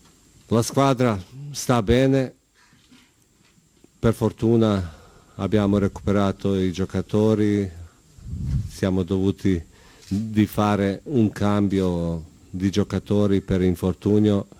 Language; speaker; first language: Italian; non-native, fluent; Bosnian